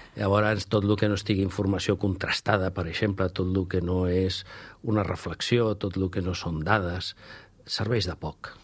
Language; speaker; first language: Catalan; non-native, local second language; Spanish